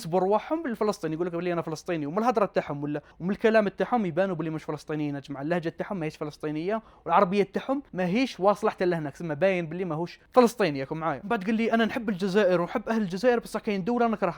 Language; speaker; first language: Arabic; native; Arabic